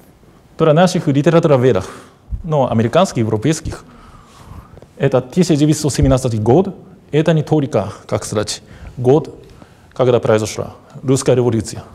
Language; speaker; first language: Russian; non-native, fluent; Japanese